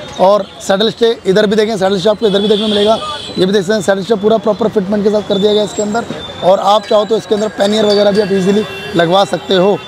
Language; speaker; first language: Hindi; native; Hindi